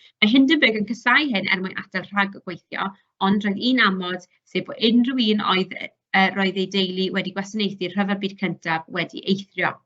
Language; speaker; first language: Welsh; native; Welsh